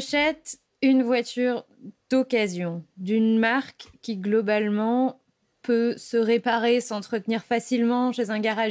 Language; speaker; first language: French; native; French